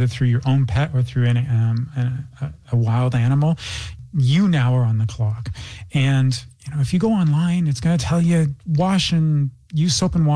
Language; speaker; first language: English; native; English